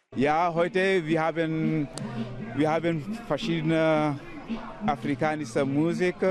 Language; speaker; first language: German; non-native, learner; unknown